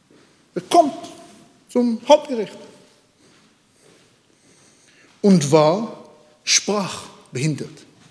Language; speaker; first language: German; non-native, learner; Hebrew